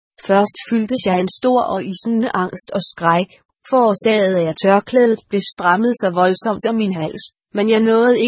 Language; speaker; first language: Danish; native; Danish